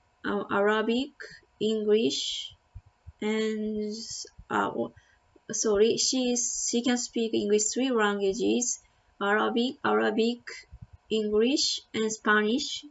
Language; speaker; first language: English; non-native, learner; Japanese